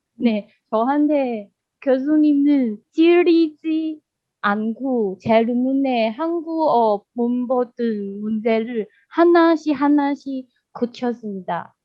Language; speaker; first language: Korean; non-native, learner; Chinese